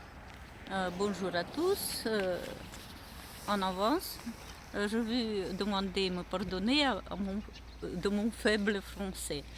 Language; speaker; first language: French; non-native, learner; Russian